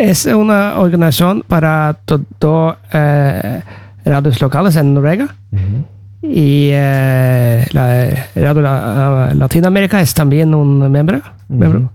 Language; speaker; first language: Spanish; non-native, learner; Norwegian